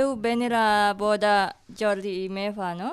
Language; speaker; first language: Catalan; non-native, learner; Indonesian